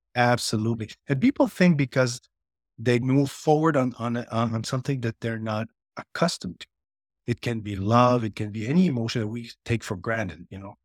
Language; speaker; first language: English; native; English